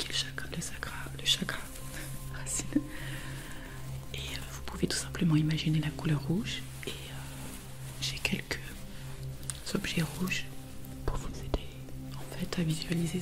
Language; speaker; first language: French; native; French